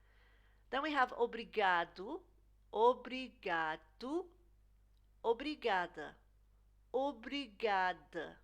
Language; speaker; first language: Portuguese; non-native, fluent; English